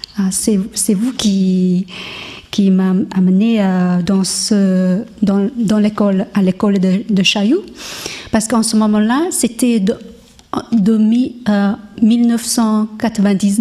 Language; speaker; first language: French; non-native, learner; Chinese